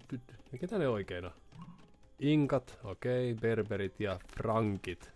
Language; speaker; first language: Finnish; native; Finnish